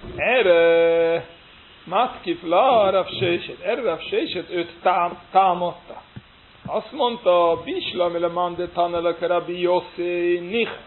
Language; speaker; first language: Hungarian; non-native, fluent; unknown